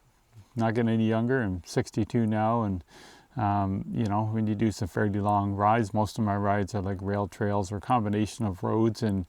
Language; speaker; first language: English; native; English